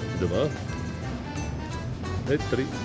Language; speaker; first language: Russian; non-native, learner; Italian